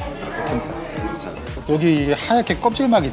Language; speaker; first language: Korean; native; Korean